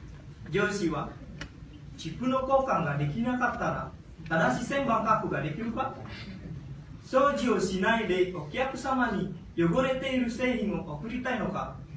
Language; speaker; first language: Japanese; non-native, learner; Indonesian